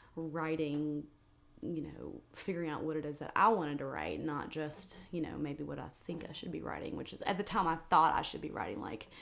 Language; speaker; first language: English; native; English